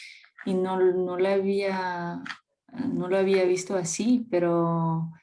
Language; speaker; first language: Spanish; non-native, fluent; French